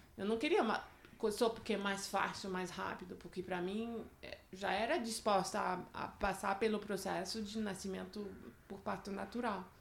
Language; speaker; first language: Portuguese; non-native, fluent; French